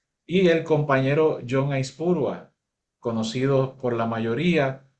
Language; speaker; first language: Spanish; native; Spanish